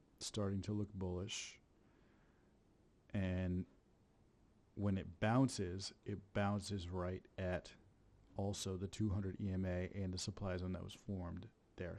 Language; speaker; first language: English; native; English